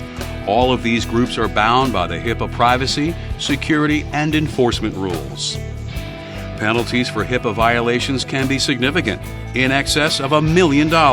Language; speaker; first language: English; native; English